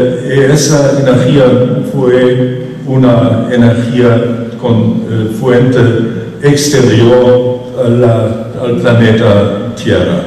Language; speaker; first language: Spanish; non-native, fluent; German